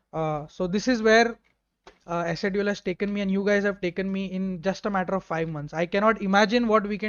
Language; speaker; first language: English; non-native, local second language; Hindi